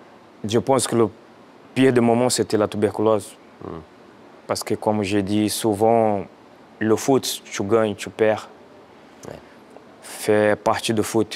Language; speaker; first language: French; non-native, fluent; Portuguese